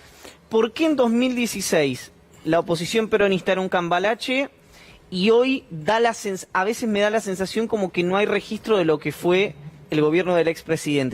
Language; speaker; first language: Spanish; native; Spanish